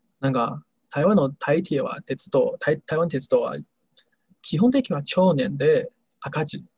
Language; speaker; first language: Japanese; non-native, learner; Chinese